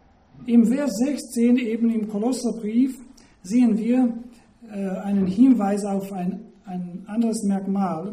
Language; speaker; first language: German; non-native, fluent; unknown